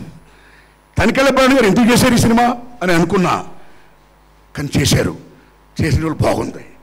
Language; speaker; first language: Telugu; native; Telugu